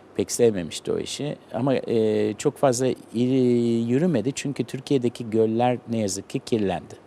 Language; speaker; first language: Turkish; native; Turkish